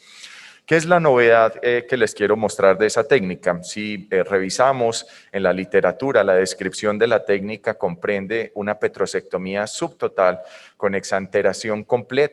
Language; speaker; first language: Spanish; native; Spanish